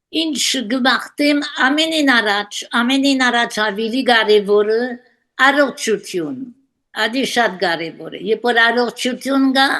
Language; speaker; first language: Armenian; early bilingual, heritage; Armenian